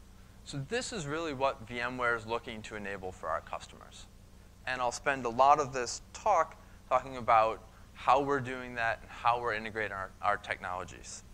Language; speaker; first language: English; native; English